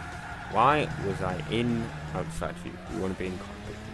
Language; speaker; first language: English; native; English